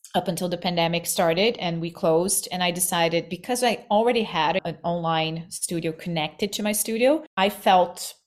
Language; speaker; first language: English; non-native, fluent; Portuguese